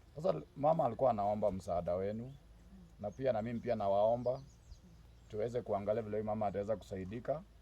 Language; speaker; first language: Swahili; non-native, local second language; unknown